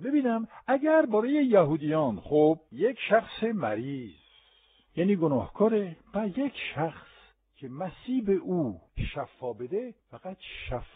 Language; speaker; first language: Persian; non-native, fluent; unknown